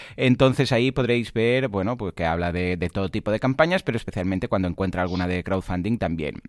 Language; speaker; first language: Spanish; non-native, local second language; Catalan